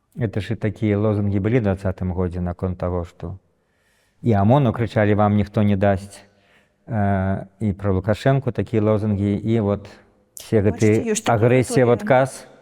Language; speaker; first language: Belarusian; native; Belarusian